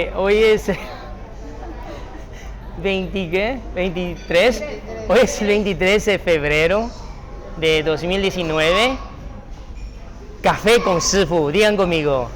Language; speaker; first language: Spanish; non-native, fluent; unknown